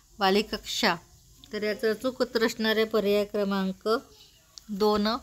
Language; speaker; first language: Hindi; non-native, local second language; Marathi